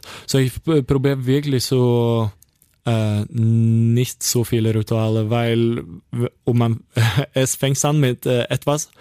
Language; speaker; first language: German; non-native, learner; Norwegian